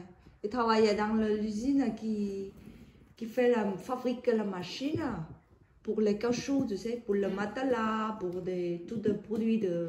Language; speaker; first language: French; non-native, learner; Vietnamese